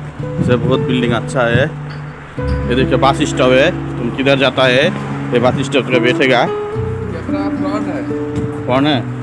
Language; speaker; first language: Hindi; non-native, learner; Nepali